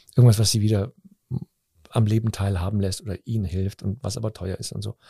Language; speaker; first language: German; early bilingual, other home language; Turkish